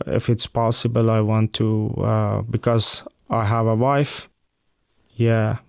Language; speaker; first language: English; non-native, fluent; Persian